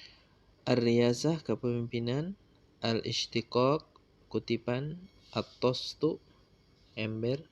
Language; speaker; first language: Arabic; non-native, fluent; Indonesian